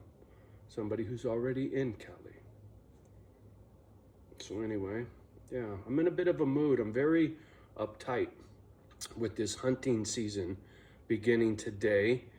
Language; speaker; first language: English; native; English